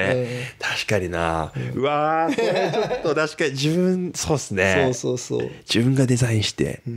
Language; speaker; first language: Japanese; native; Japanese